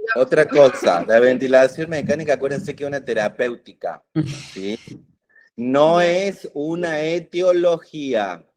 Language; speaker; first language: Spanish; native; Spanish